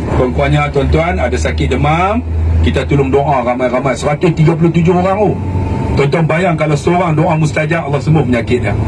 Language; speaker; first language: Malay; native; Malay